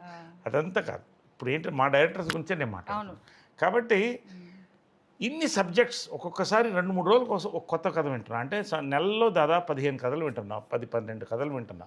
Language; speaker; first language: Telugu; native; Telugu